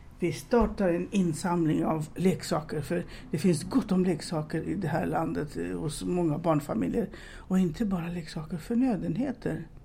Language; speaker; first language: Swedish; non-native, fluent; Romanian